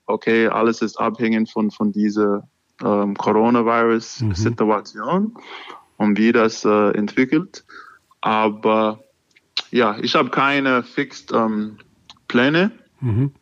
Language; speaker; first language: German; non-native, learner; English